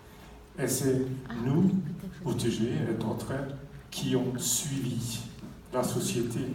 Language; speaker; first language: French; non-native, fluent; Swedish